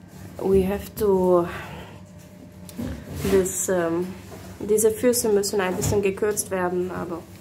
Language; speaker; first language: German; non-native, learner; Slovak